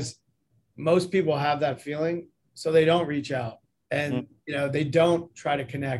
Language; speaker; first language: English; native; English